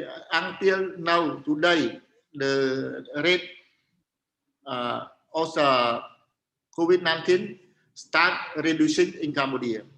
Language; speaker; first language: English; non-native, learner; Khmer